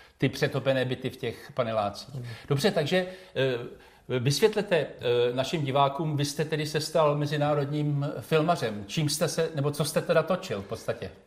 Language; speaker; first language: Czech; native; Czech